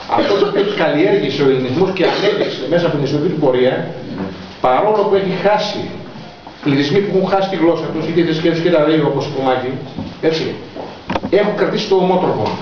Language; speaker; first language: Greek; native; Greek